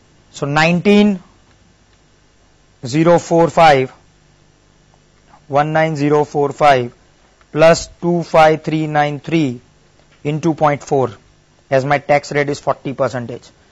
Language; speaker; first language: English; non-native, local second language; Gujarati